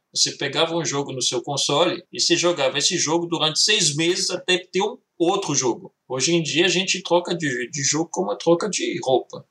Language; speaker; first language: Portuguese; early bilingual, heritage; Portuguese